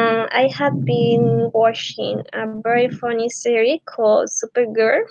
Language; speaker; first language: English; non-native, learner; Spanish